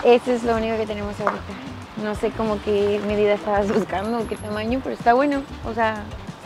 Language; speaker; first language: Spanish; native; Spanish